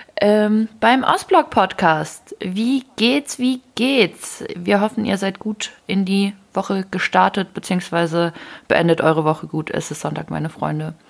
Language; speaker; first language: German; early bilingual, other home language; Ukrainian